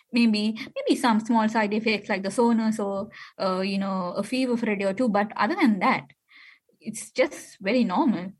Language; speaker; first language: English; non-native, local second language; Tamil